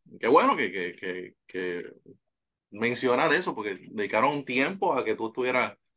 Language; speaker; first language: Spanish; native; Spanish